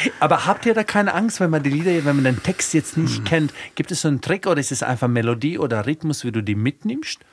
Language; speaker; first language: German; early bilingual, other home language; Croatian